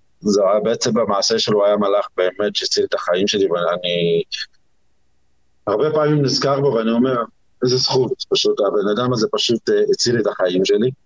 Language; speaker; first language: Hebrew; non-native, local second language; Arabic